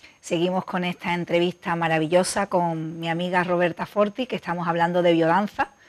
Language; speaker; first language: Spanish; native; Spanish